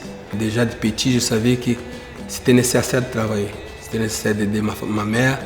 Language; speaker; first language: French; non-native, fluent; Portuguese